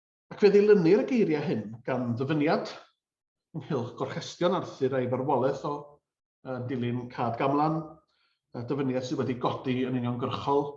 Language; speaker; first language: Welsh; native; Welsh